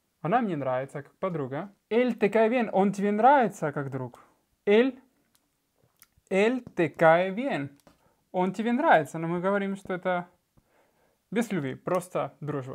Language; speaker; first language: Russian; non-native, fluent; Spanish